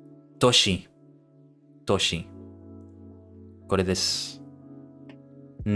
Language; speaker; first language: Japanese; non-native, learner; English